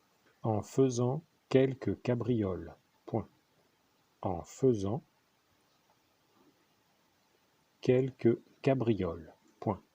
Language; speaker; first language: French; native; French